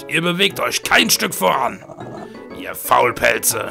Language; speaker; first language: German; native; German